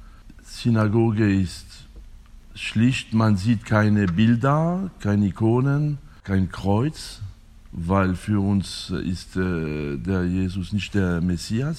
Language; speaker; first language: German; non-native, fluent; French